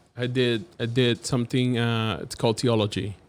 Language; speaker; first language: English; non-native, fluent; Spanish